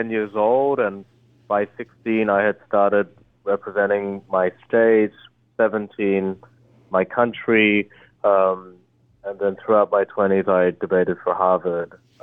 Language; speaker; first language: English; early bilingual, other home language; Korean